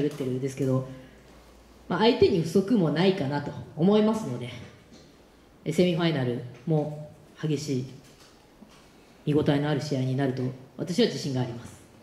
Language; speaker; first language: Japanese; native; Japanese